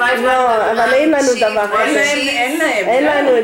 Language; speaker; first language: Hebrew; non-native, fluent; English